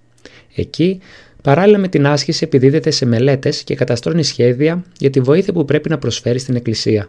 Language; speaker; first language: Greek; native; Greek